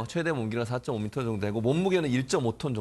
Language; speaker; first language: Korean; native; Korean